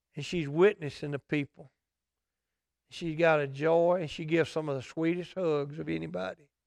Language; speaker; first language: English; native; English